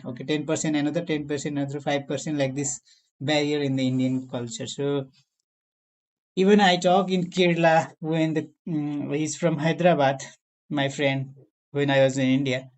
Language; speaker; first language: English; non-native, learner; Nepali